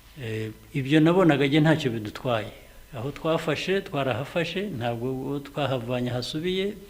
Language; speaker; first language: Kinyarwanda; early bilingual, heritage; Kinyarwanda